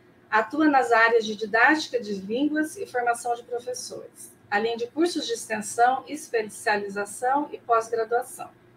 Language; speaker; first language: Portuguese; native; Portuguese